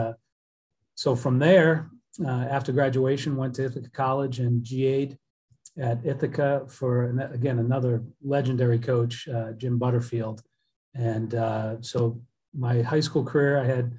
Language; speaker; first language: English; native; English